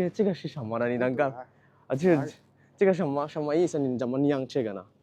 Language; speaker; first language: Chinese; non-native, fluent; Bangla